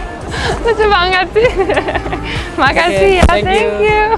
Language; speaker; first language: Indonesian; non-native, fluent; Romanian